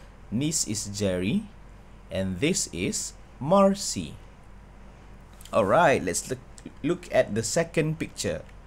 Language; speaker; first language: English; non-native, local second language; Malay